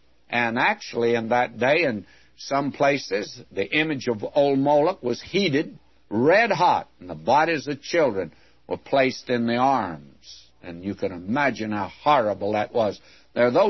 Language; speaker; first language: English; native; English